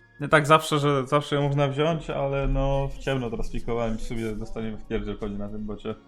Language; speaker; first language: Polish; native; Polish